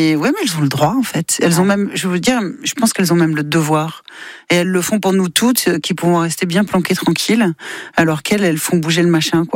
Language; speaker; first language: French; native; French